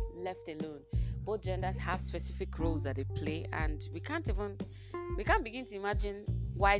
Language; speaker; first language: English; non-native, local second language; Igbo